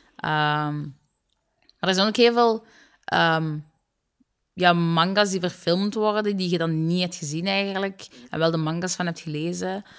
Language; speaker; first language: Dutch; early bilingual, other home language; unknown